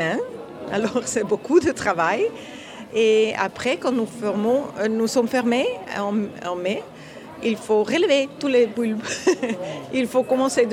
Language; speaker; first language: French; non-native, fluent; Dutch